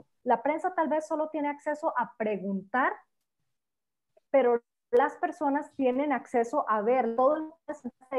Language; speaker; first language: Spanish; native; Spanish